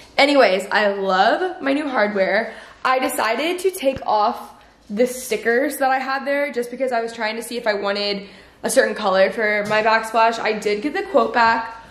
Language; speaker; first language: English; native; English